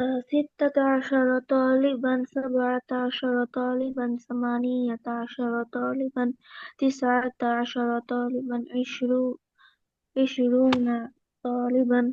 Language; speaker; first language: Arabic; non-native, learner; Bangla